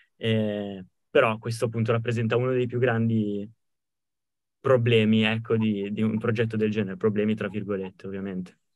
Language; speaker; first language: Italian; native; Italian